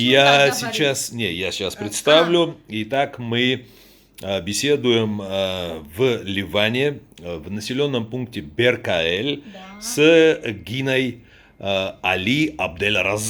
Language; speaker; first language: Russian; native; Russian